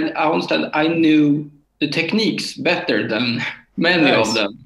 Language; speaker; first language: English; non-native, learner; Swedish